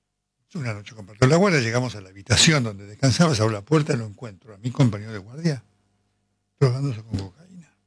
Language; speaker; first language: Spanish; native; Spanish